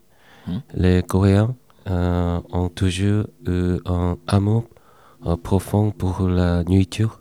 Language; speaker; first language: French; non-native, learner; Korean